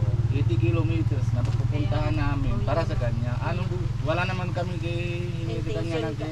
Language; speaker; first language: Filipino; non-native, fluent; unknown